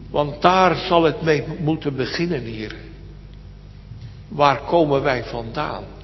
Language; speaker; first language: Dutch; native; Dutch